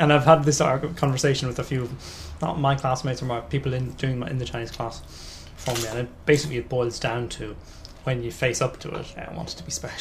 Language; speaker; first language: English; native; English